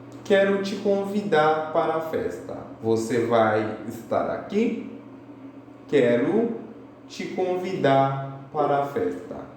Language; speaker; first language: Portuguese; non-native, fluent; Haitian Creole